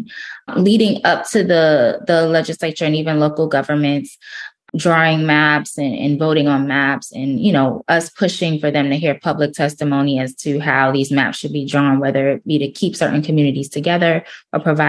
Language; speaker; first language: English; native; English